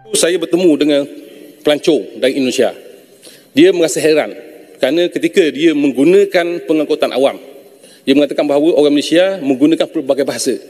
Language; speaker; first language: Malay; native; Malay